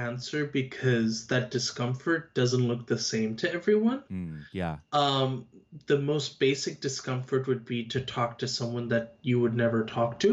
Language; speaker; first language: English; native; English